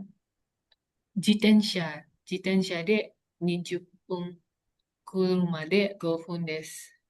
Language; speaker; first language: Japanese; non-native, learner; Indonesian